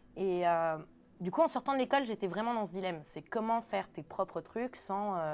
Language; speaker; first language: French; early bilingual, other home language; Spanish